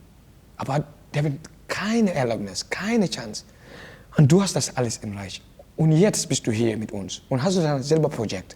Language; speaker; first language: German; non-native, learner; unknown